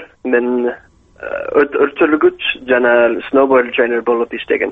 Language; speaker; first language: Kyrgyz; non-native, learner; English